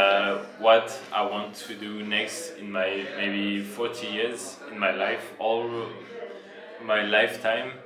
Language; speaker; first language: English; non-native, fluent; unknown